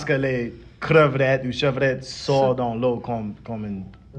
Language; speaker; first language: French; early bilingual, heritage; English